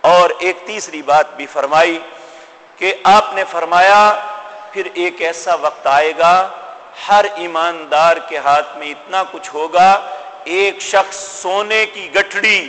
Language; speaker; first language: Urdu; non-native, local second language; Punjabi